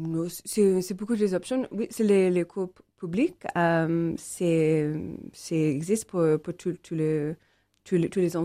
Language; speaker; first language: French; non-native, learner; English